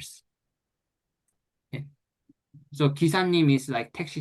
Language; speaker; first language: English; non-native, fluent; Korean